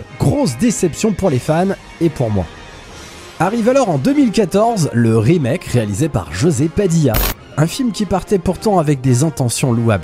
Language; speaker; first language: French; native; French